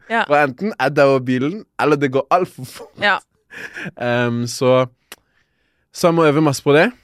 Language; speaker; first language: Norwegian; early bilingual, other home language; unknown